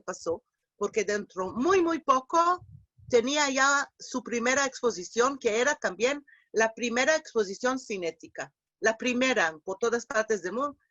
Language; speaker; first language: Spanish; non-native, fluent; Hebrew